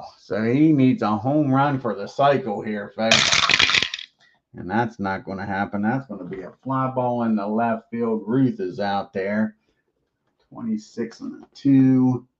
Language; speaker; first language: English; native; English